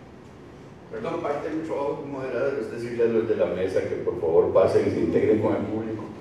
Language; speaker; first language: Spanish; native; Spanish